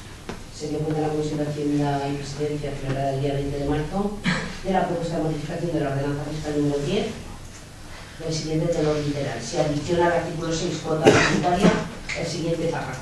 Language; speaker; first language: Spanish; native; Spanish